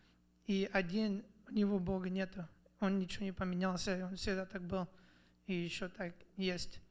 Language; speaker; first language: Russian; early bilingual, other home language; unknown